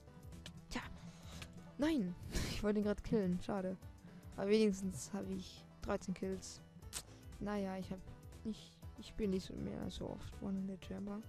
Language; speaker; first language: German; native; German